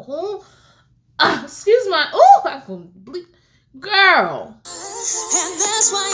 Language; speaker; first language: English; native; English